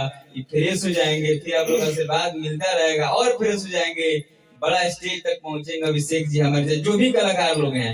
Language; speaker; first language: Hindi; non-native, local second language; Bhojpuri